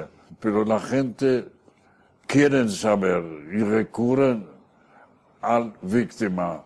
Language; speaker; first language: Spanish; non-native, fluent; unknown